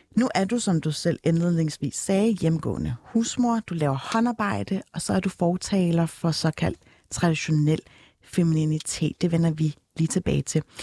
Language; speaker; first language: Danish; early bilingual, other home language; Turkish